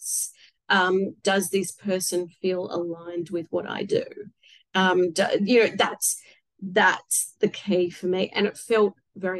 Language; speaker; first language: English; native; English